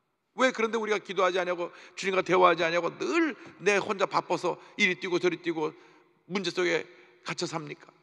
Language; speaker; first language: Korean; native; Korean